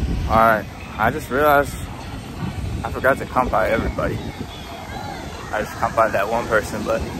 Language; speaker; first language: English; native; English